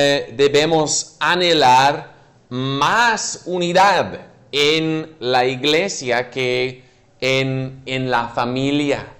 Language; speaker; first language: Spanish; non-native, fluent; English